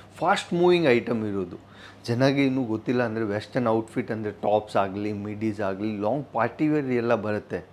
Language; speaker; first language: Kannada; non-native, fluent; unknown